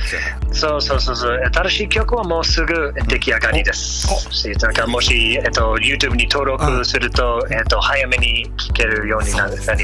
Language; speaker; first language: Japanese; non-native, learner; English